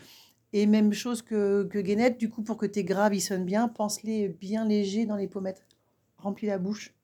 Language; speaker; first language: French; native; French